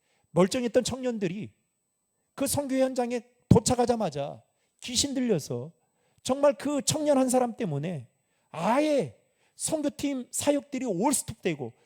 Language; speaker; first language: Korean; native; Korean